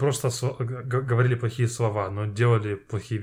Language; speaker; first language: Russian; non-native, fluent; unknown